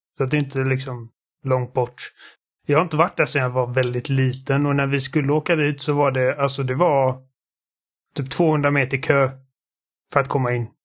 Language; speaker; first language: Swedish; early bilingual, other home language; German